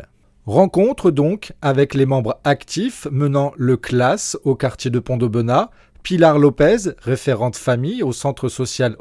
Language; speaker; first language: French; native; French